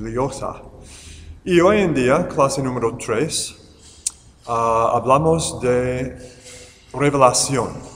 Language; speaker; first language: Spanish; non-native, fluent; English